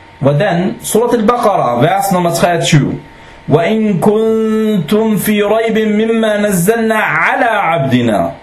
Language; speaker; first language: Danish; non-native, fluent; Arabic